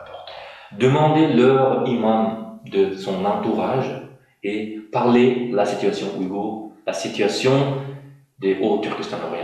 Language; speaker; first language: French; non-native, fluent; Uyghur